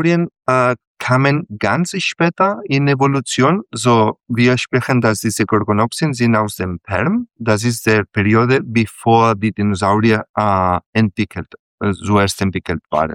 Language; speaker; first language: German; non-native, fluent; Catalan